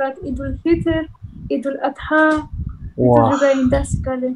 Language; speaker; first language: Indonesian; non-native, fluent; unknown